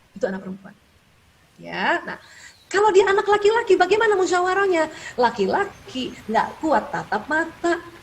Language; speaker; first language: Indonesian; native; Indonesian